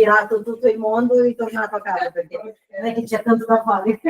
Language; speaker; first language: Italian; non-native, fluent; Portuguese